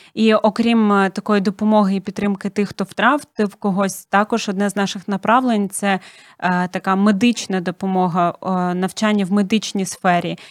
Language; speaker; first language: Ukrainian; native; Ukrainian